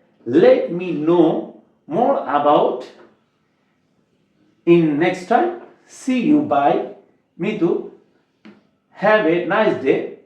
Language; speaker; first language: English; non-native, local second language; Bangla